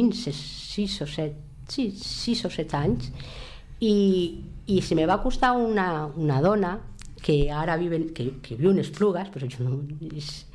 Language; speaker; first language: Catalan; non-native, local second language; Spanish